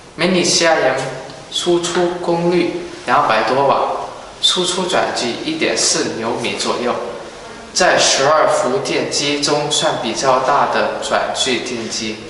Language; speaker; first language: Chinese; early bilingual, heritage; Chinese